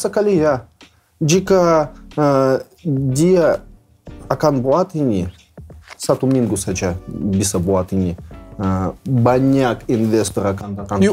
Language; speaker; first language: Indonesian; non-native, learner; Russian